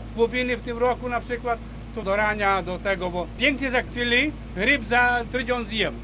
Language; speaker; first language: Polish; non-native, local second language; Ukrainian